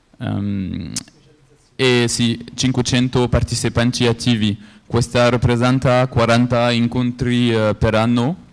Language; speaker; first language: Italian; non-native, learner; French